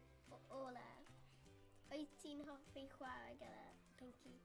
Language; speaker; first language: Welsh; non-native, local second language; English